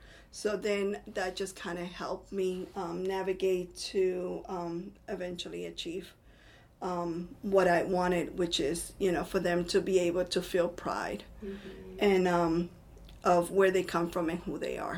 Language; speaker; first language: English; non-native, fluent; Spanish